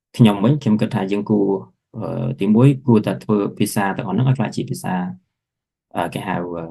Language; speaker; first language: Khmer; non-native, local second language; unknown